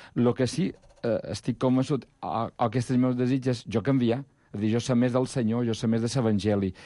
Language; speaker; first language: Catalan; native; Catalan